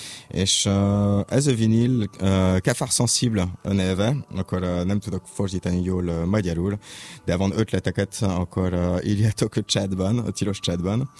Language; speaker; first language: Hungarian; non-native, learner; French